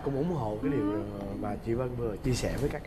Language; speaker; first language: Vietnamese; native; Vietnamese